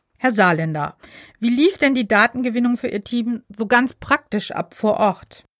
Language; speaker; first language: German; native; German